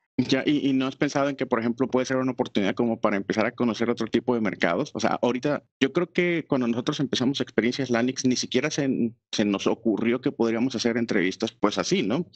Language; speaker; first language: Spanish; native; Spanish